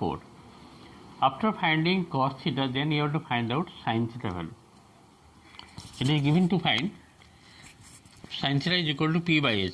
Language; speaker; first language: English; non-native, local second language; Bangla